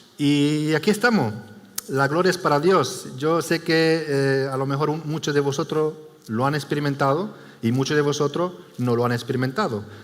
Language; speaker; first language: Spanish; non-native, fluent; Romanian